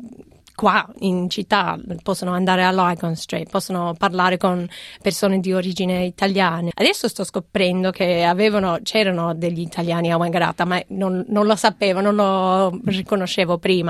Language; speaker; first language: Italian; non-native, fluent; English